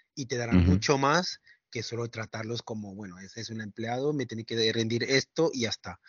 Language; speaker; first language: Spanish; non-native, fluent; French